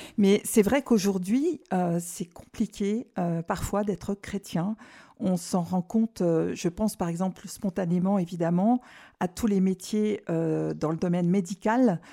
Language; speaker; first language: French; native; French